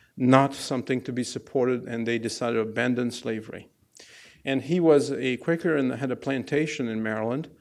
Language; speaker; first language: English; non-native, fluent; Arabic